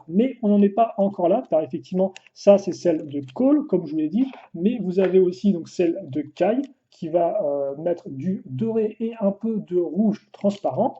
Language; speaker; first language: French; native; French